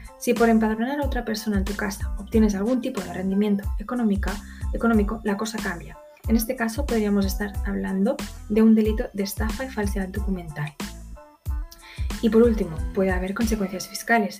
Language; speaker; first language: Spanish; native; Spanish